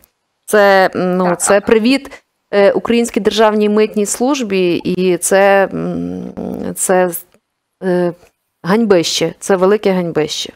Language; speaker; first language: Ukrainian; native; Ukrainian